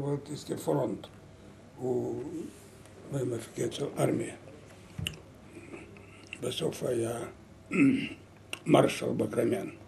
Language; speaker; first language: Hebrew; non-native, learner; Lithuanian